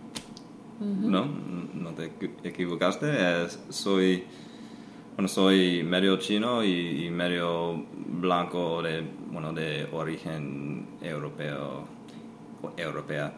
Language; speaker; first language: Spanish; non-native, fluent; English